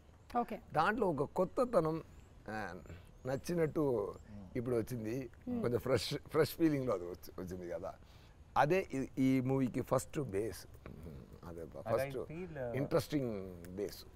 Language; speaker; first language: Telugu; non-native, local second language; Tamil